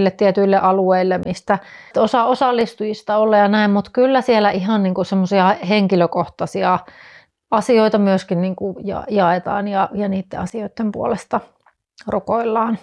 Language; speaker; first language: Finnish; native; Finnish